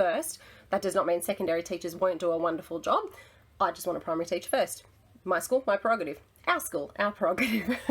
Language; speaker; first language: English; native; English